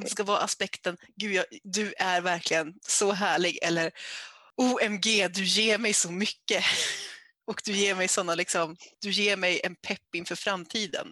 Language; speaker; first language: Swedish; native; Swedish